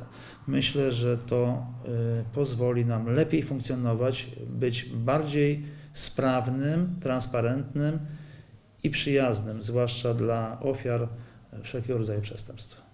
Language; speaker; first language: Polish; native; Polish